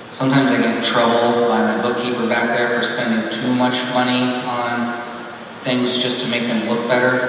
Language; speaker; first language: English; native; English